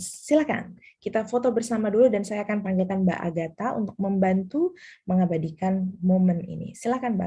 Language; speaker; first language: Indonesian; native; Indonesian